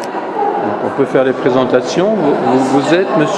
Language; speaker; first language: French; native; French